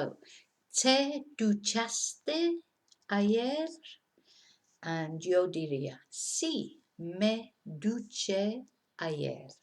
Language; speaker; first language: Spanish; non-native, fluent; English